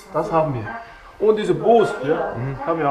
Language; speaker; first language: German; non-native, learner; Mongolian